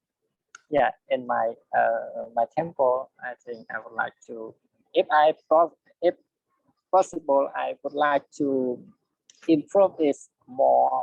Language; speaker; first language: English; non-native, learner; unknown